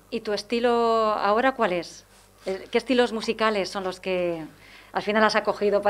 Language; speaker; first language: Spanish; native; Spanish